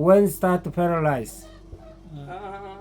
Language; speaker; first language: English; non-native, learner; Korean